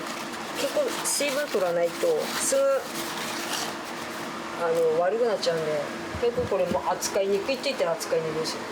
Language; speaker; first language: Japanese; native; Japanese